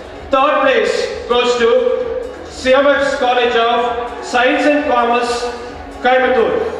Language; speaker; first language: English; non-native, local second language; Tamil